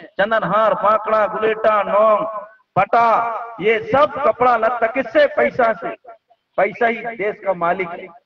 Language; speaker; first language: Hindi; native; Hindi